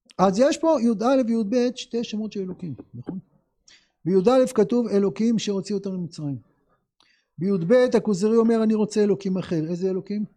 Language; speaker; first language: Hebrew; native; Hebrew